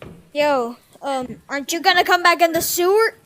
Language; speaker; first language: English; native; English